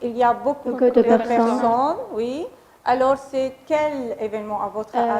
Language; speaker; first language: French; non-native, fluent; Arabic